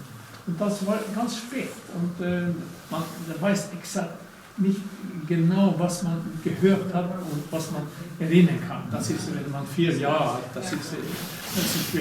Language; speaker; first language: German; non-native, learner; Norwegian